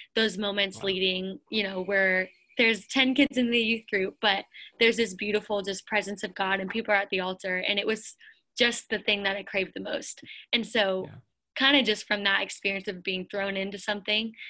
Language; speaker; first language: English; native; English